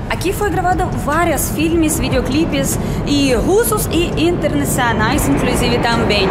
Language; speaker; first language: Portuguese; non-native, learner; Russian